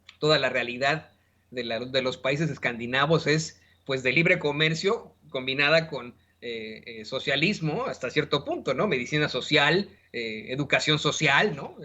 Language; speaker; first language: Spanish; native; Spanish